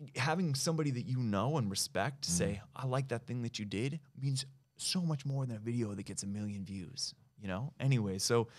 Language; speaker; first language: English; native; English